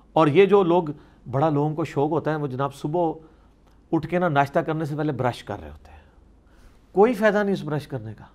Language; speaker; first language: Urdu; non-native, local second language; Punjabi